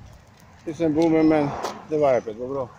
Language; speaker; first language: Swedish; non-native, learner; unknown